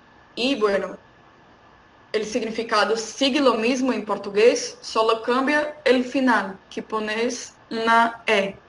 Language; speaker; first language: Spanish; non-native, fluent; Portuguese